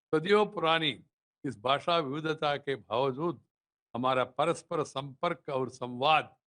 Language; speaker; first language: Hindi; non-native, local second language; Telugu